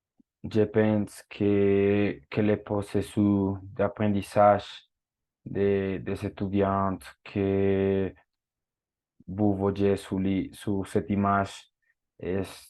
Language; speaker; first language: French; non-native, learner; Spanish